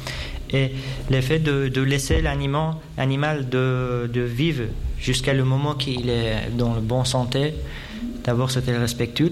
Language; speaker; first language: French; non-native, fluent; Persian